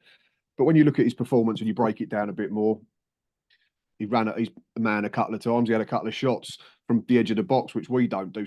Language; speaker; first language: English; native; English